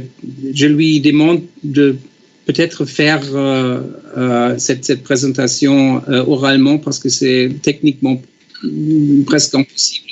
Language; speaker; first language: French; non-native, fluent; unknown